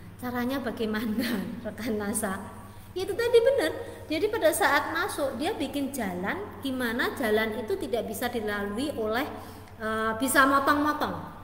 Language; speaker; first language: Indonesian; native; Indonesian